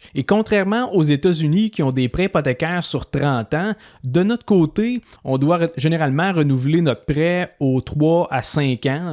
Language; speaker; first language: French; native; French